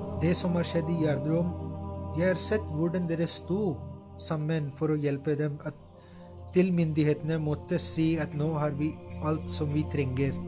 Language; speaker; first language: Norwegian; non-native, fluent; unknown